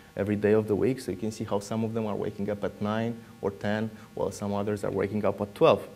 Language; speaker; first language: English; non-native, fluent; Romanian